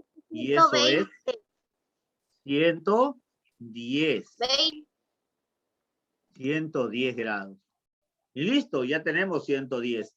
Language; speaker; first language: Spanish; native; Spanish